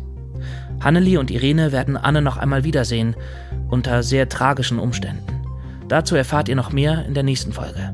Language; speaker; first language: German; native; German